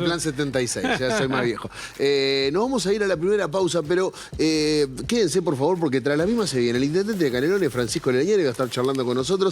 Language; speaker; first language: Spanish; native; Spanish